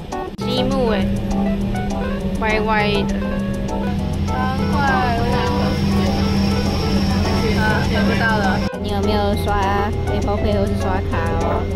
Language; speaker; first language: Chinese; native; Chinese